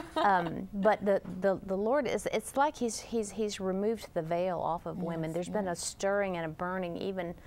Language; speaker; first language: English; native; English